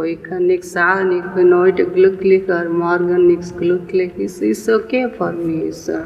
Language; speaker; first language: German; non-native, learner; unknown